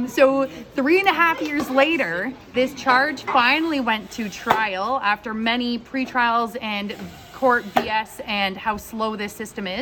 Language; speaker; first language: English; native; English